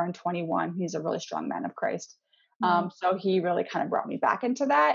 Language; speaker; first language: English; native; English